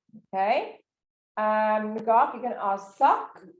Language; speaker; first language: English; non-native, fluent; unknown